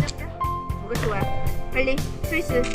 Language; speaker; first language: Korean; non-native, learner; Filipino